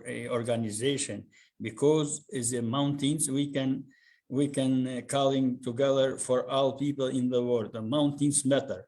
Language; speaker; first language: English; non-native, learner; Albanian